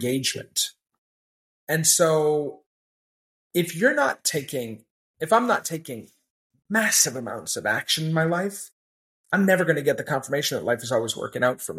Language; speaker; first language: English; native; English